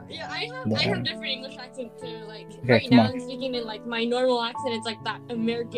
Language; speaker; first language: English; non-native, local second language; Cantonese